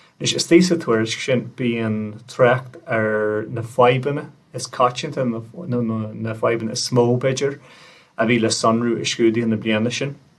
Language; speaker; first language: Irish; native; Irish